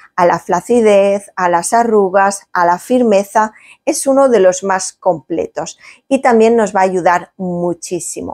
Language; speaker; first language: Spanish; native; Spanish